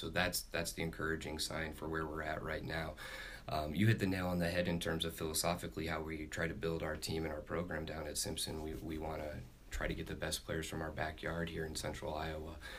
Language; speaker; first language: English; native; English